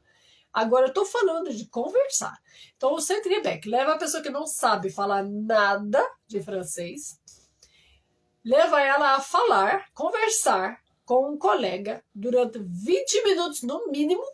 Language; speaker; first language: Portuguese; non-native, fluent; French